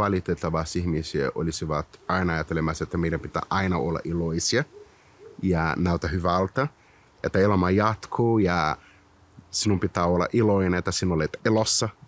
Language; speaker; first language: Finnish; non-native, fluent; Portuguese